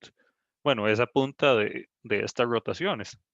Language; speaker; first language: Spanish; native; Spanish